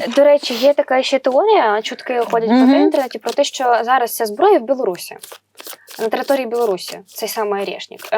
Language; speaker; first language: Ukrainian; native; Ukrainian